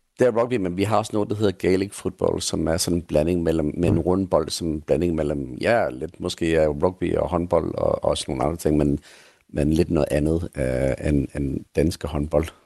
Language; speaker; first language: Danish; non-native, fluent; English